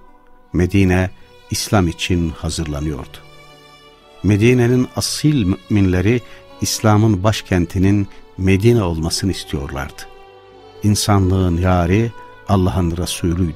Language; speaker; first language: Turkish; native; Turkish